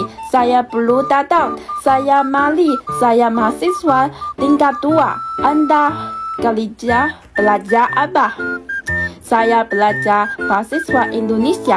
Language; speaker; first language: Indonesian; non-native, learner; Chinese